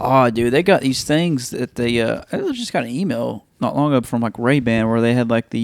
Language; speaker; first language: English; native; English